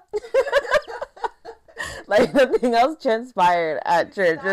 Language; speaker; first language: English; early bilingual, other home language; Yoruba